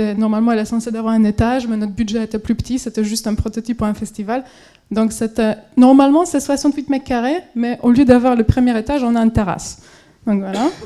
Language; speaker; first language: French; non-native, fluent; Polish